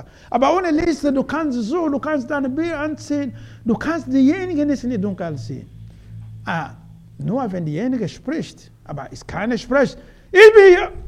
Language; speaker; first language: German; non-native, learner; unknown